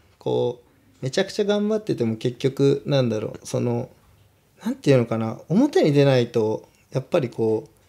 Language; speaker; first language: Japanese; native; Japanese